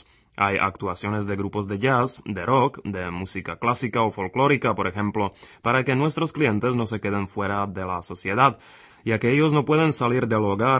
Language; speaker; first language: Spanish; native; Spanish